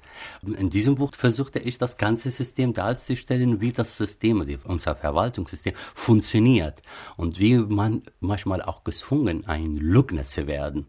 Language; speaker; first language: German; non-native, fluent; Arabic